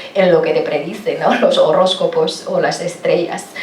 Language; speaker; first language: Spanish; non-native, fluent; Chinese